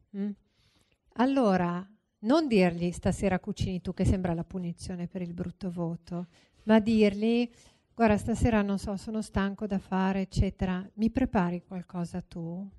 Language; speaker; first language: Italian; native; Italian